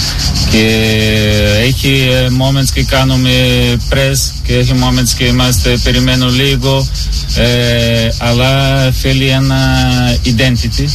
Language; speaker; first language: Greek; non-native, learner; Portuguese